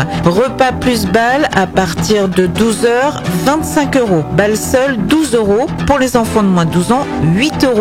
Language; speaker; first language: French; native; French